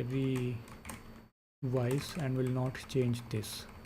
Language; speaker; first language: English; non-native, local second language; Hindi